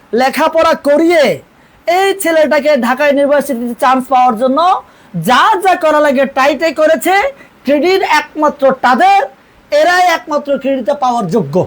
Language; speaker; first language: Bangla; non-native, local second language; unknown